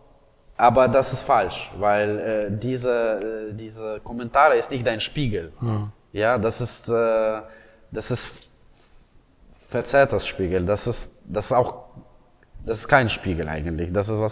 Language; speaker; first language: German; non-native, fluent; Russian